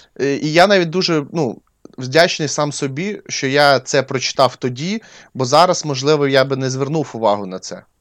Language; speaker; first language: Ukrainian; non-native, local second language; Russian